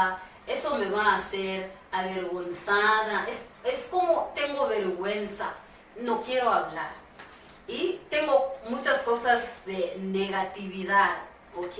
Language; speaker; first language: Spanish; non-native, fluent; Swahili